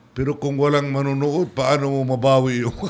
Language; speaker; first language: Filipino; non-native, local second language; Chavacano